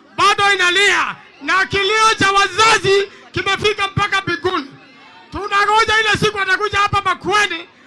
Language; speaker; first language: Swahili; non-native, local second language; Gusii